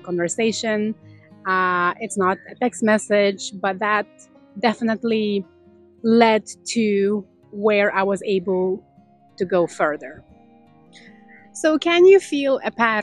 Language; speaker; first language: English; non-native, fluent; Lithuanian